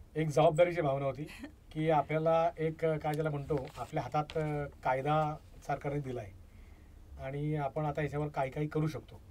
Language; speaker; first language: Marathi; native; Marathi